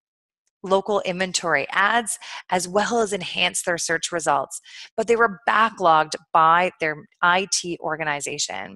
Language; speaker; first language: English; native; English